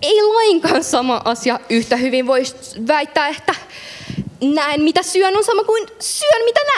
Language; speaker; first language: Finnish; native; Finnish